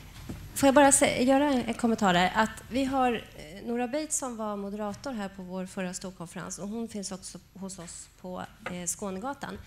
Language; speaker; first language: Swedish; native; Swedish